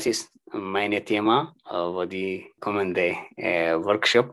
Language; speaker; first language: German; non-native, learner; Tigrinya